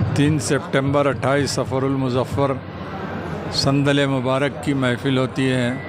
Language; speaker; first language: Urdu; native; Urdu